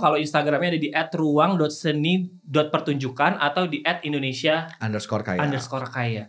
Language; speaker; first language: Indonesian; native; Indonesian